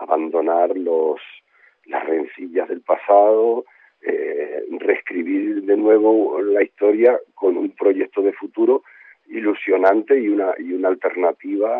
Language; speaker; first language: Spanish; native; Spanish